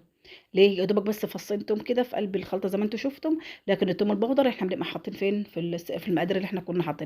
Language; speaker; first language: Arabic; native; Arabic